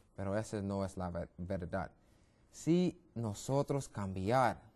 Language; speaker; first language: Spanish; non-native, learner; English